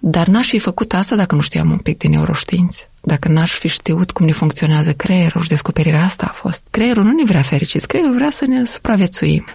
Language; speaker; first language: Romanian; native; Romanian